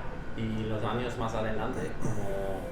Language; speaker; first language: Spanish; non-native, fluent; English